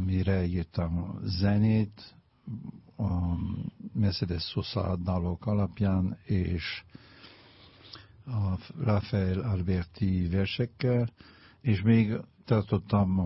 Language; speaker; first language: Hungarian; non-native, fluent; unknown